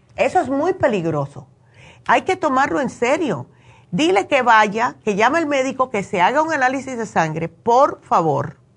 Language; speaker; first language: Spanish; native; Spanish